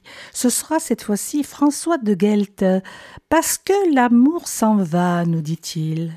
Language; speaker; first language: French; native; French